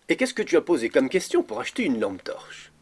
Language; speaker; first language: French; native; French